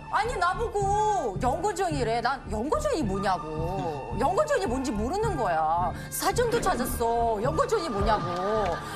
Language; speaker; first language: Korean; non-native, fluent; Uzbek